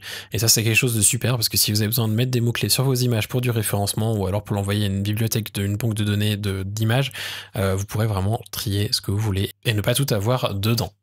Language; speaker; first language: French; native; French